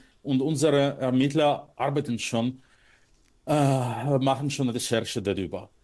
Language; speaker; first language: German; non-native, fluent; Russian